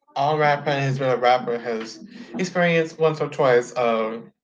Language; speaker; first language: English; native; English